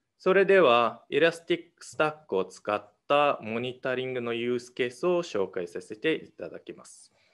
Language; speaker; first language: Japanese; non-native, fluent; Mongolian